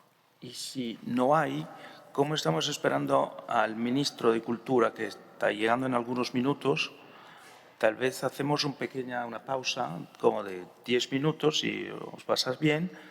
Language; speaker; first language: Spanish; non-native, fluent; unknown